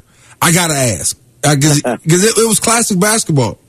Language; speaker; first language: English; native; English